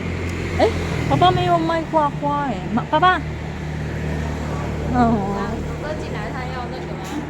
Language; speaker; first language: Chinese; non-native, fluent; Filipino